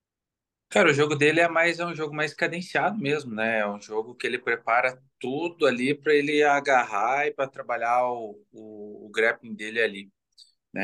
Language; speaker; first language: Portuguese; native; Portuguese